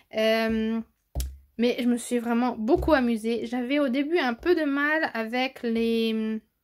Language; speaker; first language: French; native; French